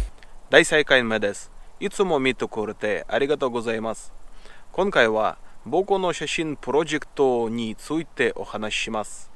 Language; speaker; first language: Japanese; non-native, learner; Russian